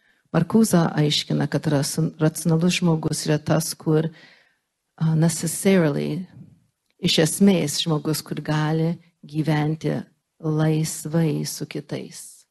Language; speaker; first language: Lithuanian; early bilingual, heritage; Lithuanian